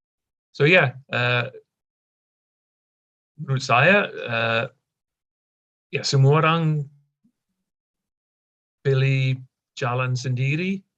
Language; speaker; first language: Indonesian; non-native, fluent; English